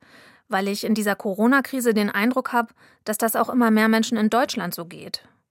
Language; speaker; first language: German; native; German